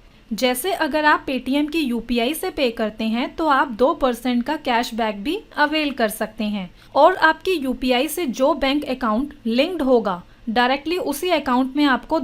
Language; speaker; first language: Hindi; native; Hindi